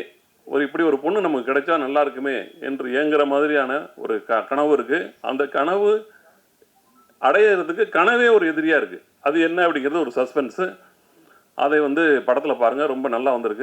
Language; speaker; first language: Tamil; native; Tamil